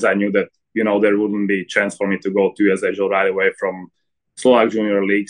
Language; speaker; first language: English; non-native, fluent; Slovak